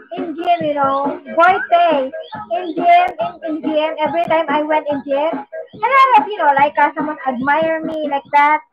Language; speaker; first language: English; non-native, local second language; Filipino